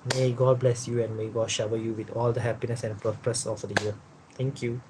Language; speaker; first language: Tamil; early bilingual, heritage; Tamil